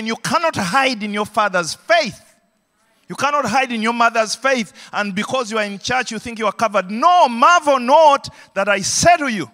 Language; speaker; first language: English; non-native, local second language; Ganda